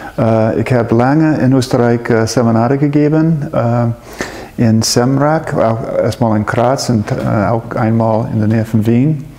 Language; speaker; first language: German; non-native, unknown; English